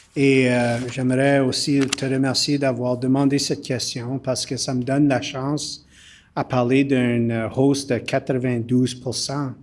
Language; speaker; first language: French; early bilingual, heritage; French